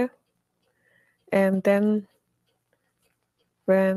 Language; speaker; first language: English; non-native, fluent; German